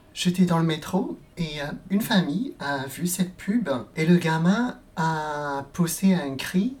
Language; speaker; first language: French; non-native, fluent; Cantonese